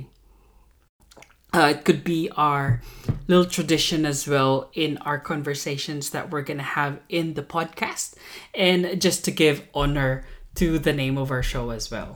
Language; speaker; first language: English; non-native, local second language; Pampanga